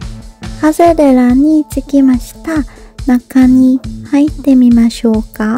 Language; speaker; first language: Japanese; non-native, learner; Korean